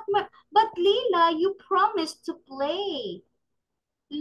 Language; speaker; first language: English; non-native, fluent; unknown